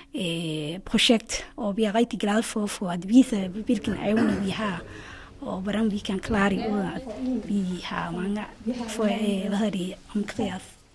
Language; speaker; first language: Danish; non-native, fluent; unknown